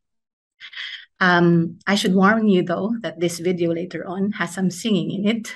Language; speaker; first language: English; non-native, local second language; Filipino